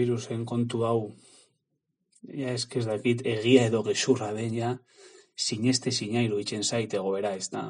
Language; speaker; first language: Basque; non-native, learner; Spanish